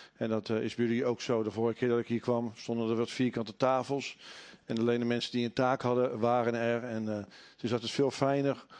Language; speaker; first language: Dutch; native; Dutch